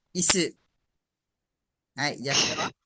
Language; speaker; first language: Japanese; non-native, fluent; Malay